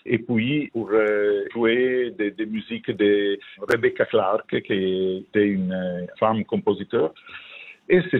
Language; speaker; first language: French; non-native, fluent; Italian